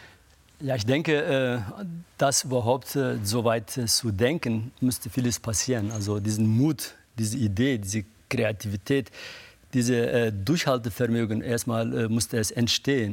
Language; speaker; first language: German; non-native, fluent; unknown